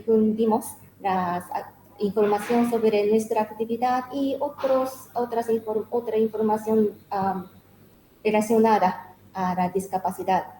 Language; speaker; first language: Spanish; non-native, learner; Japanese